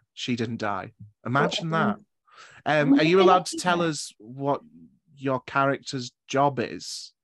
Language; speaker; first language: English; native; English